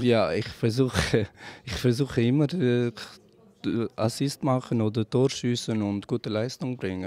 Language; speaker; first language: German; non-native, fluent; Albanian